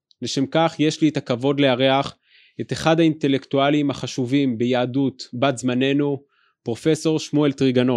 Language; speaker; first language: Hebrew; native; Hebrew